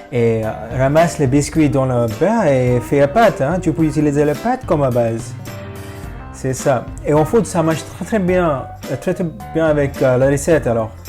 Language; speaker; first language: French; non-native, fluent; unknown